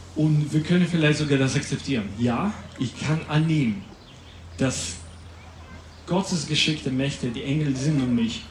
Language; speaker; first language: German; non-native, fluent; Latvian